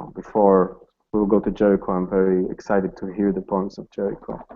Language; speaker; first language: English; non-native, fluent; Hebrew